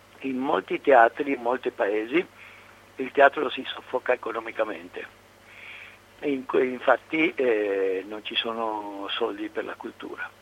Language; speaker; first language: Italian; non-native, fluent; Spanish